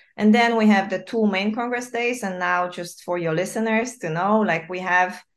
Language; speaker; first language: English; non-native, fluent; Polish